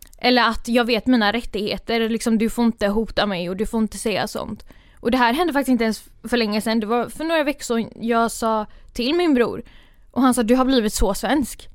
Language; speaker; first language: Swedish; early bilingual, other home language; Kurdish